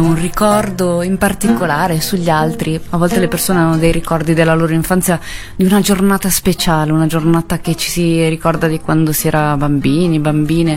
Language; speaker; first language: Italian; native; Italian